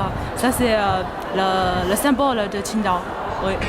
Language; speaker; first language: French; non-native, fluent; Chinese